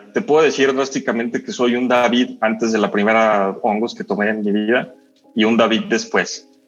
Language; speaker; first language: Spanish; native; Spanish